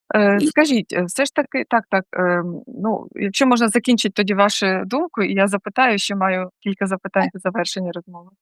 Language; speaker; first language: Ukrainian; native; Ukrainian